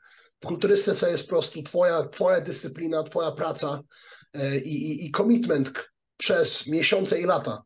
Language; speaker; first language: Polish; early bilingual, heritage; Polish